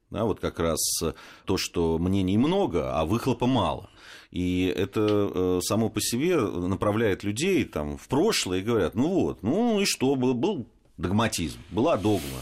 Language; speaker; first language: Russian; native; Russian